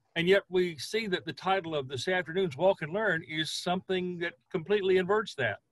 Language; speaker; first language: English; native; English